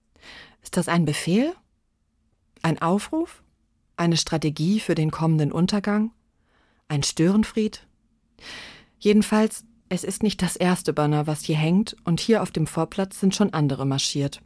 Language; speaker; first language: German; native; German